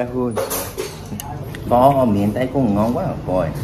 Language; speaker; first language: Vietnamese; non-native, learner; Korean